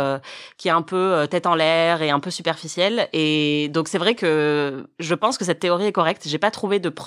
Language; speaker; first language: French; native; French